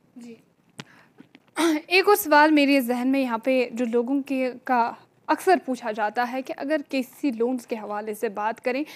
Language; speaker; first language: Urdu; non-native, local second language; Kashmiri